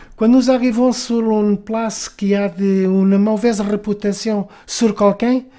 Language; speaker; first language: French; non-native, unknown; Portuguese